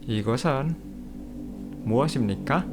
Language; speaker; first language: Korean; non-native, fluent; Indonesian